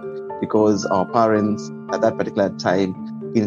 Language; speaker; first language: English; non-native, local second language; Luyia